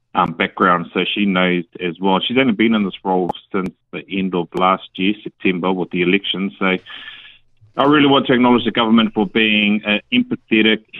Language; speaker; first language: English; native; English